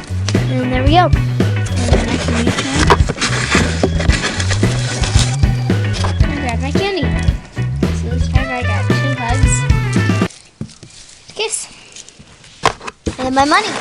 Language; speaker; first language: English; native; English